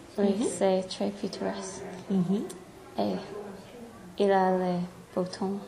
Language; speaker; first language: French; non-native, learner; English